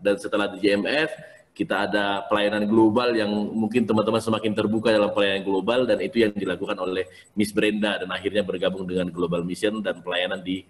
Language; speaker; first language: Indonesian; native; Indonesian